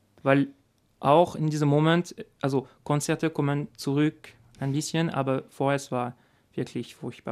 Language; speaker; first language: German; non-native, learner; French